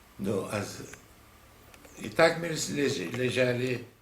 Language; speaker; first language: Polish; non-native, local second language; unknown